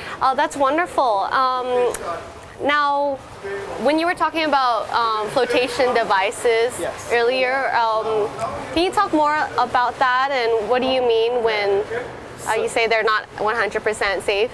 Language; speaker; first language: English; early bilingual, other home language; Vietnamese